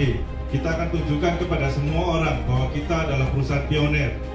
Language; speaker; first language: Indonesian; native; Indonesian